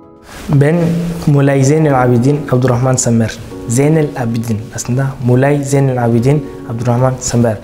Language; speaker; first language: Turkish; non-native, fluent; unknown